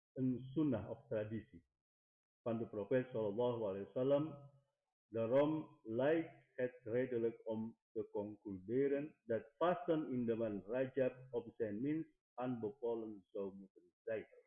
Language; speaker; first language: Dutch; non-native, fluent; Indonesian